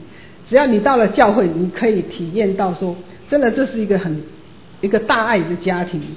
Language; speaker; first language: Chinese; native; Chinese